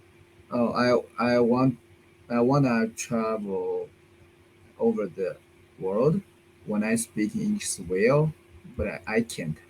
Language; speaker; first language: English; non-native, learner; Chinese